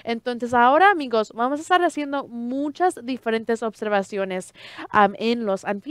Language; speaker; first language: Spanish; early bilingual, heritage; Spanish